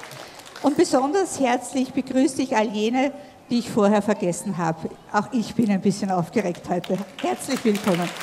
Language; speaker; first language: German; native; German